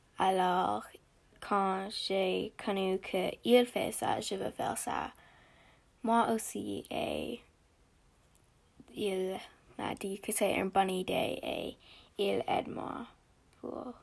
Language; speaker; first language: French; non-native, learner; English